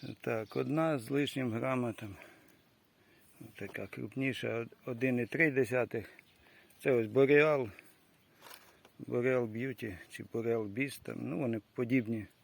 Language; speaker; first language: Ukrainian; native; Ukrainian